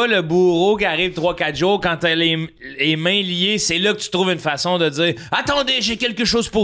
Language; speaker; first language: French; native; French